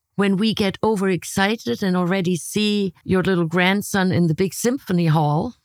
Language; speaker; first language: English; non-native, fluent; German